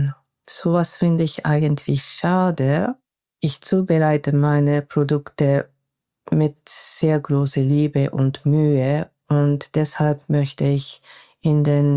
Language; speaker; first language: German; non-native, fluent; Japanese